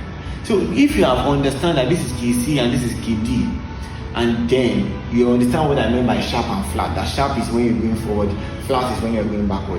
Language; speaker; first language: English; non-native, local second language; Yoruba